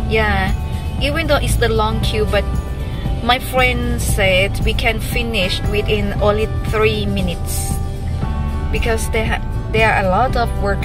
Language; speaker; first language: English; non-native, fluent; Filipino